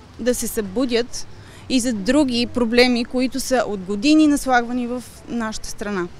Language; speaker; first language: Bulgarian; native; Bulgarian